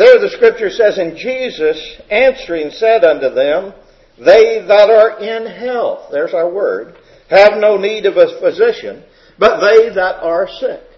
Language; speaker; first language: English; native; English